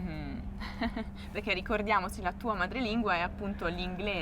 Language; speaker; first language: Italian; native; Italian